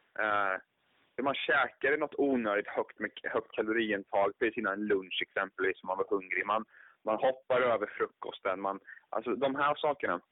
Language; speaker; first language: Swedish; native; Swedish